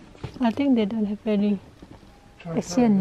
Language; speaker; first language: English; non-native, learner; Indonesian